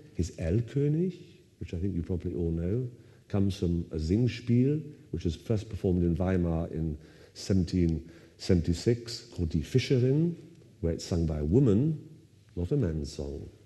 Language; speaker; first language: English; native; English